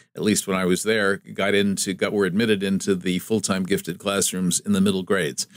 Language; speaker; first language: English; native; English